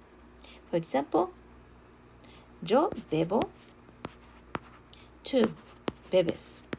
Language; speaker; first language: Spanish; non-native, learner; Japanese